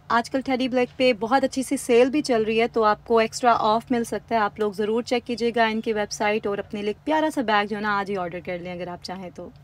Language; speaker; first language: Urdu; native; Urdu